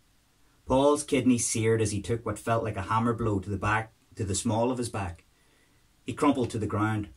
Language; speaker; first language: English; native; English